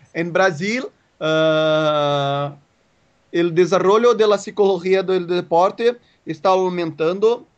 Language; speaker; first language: Portuguese; native; Portuguese